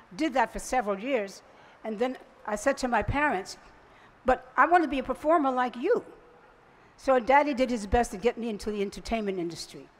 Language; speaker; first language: English; native; English